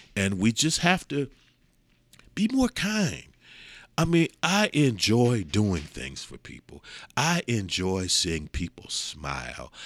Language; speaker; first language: English; native; English